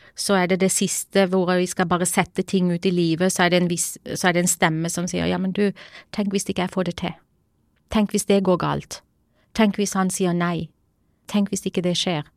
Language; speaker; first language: Norwegian; early bilingual, other home language; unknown